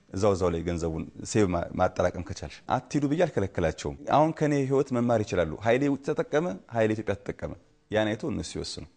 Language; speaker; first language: Amharic; native; Amharic